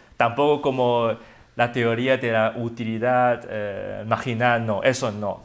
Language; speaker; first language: Spanish; non-native, learner; Wu Chinese